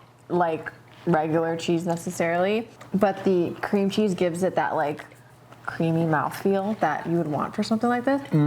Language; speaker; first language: English; native; English